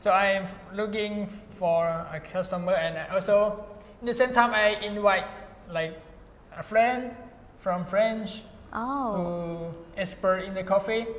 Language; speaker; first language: English; non-native, fluent; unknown